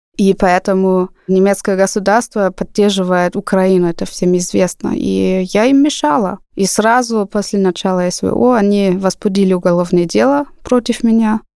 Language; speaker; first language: Russian; non-native, fluent; German